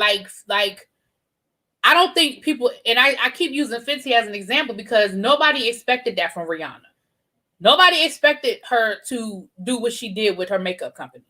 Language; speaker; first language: English; native; English